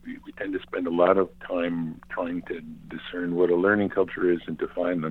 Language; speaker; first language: English; native; English